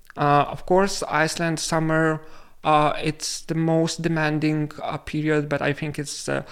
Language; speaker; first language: English; non-native, fluent; Lithuanian